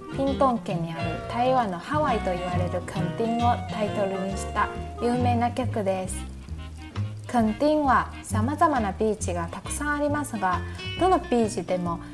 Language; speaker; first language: Japanese; non-native, fluent; Chinese